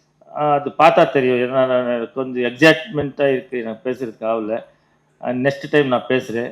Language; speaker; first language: Tamil; non-native, learner; Kannada